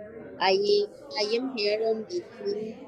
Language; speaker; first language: English; non-native, learner; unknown